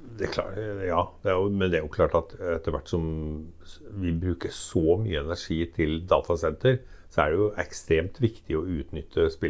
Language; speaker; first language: Norwegian; native; Norwegian